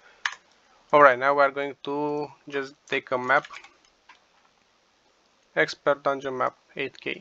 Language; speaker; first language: English; non-native, fluent; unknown